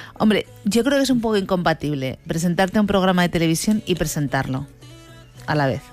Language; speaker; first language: Spanish; native; Spanish